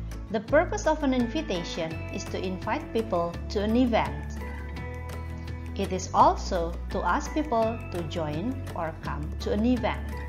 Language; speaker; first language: English; non-native, fluent; Indonesian